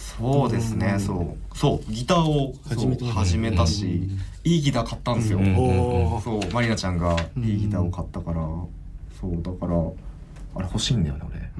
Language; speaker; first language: Japanese; native; Japanese